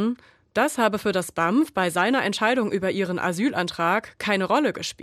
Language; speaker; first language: German; native; German